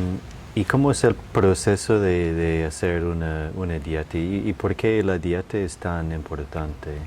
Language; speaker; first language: Spanish; non-native, fluent; English